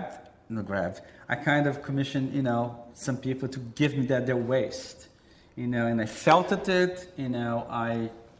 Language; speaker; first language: English; non-native, fluent; Portuguese